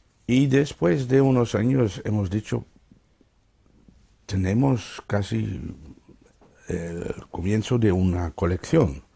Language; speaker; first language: Spanish; non-native, fluent; Dutch